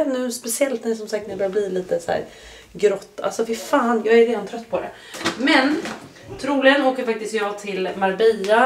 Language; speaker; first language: Swedish; native; Swedish